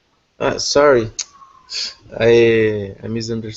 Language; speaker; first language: English; non-native, learner; Portuguese